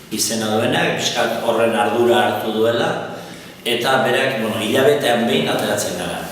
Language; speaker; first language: Basque; non-native, local second language; Spanish